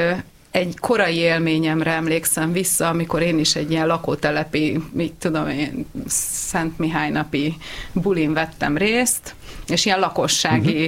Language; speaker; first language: Hungarian; native; Hungarian